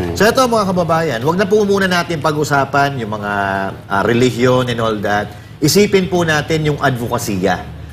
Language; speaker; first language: Filipino; native; Filipino